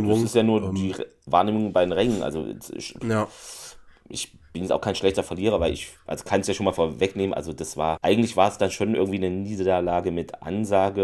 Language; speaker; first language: German; native; German